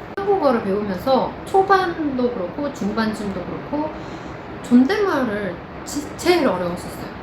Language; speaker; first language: Korean; non-native, fluent; Chinese